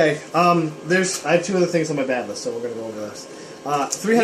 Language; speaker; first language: English; native; English